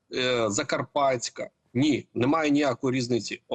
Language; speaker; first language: Ukrainian; native; Ukrainian